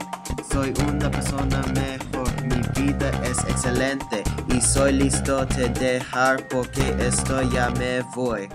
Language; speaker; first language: Spanish; non-native, learner; English